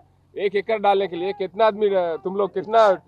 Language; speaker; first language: Hindi; non-native, local second language; Telugu